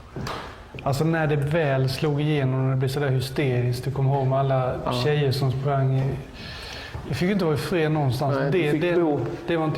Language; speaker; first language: Swedish; native; Swedish